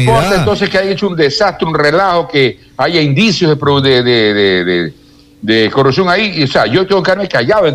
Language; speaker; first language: Spanish; native; Spanish